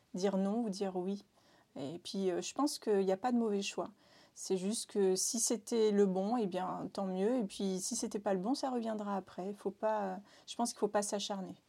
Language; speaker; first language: French; native; French